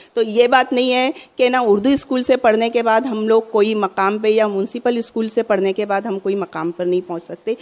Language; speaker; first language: Hindi; non-native, local second language; Urdu